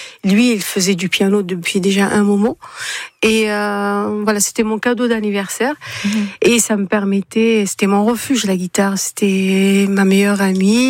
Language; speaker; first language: French; non-native, local second language; Arabic